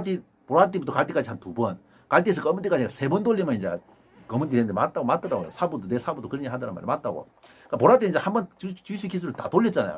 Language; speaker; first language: Korean; native; Korean